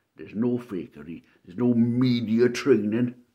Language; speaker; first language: English; native; English